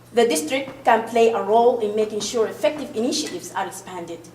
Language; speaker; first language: English; non-native, fluent; Arabic